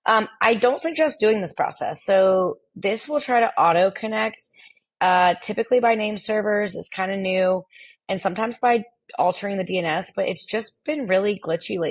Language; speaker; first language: English; native; English